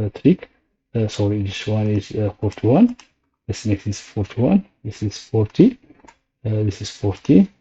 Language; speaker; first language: English; non-native, local second language; Amharic